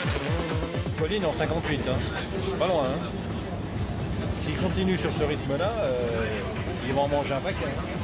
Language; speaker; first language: French; native; French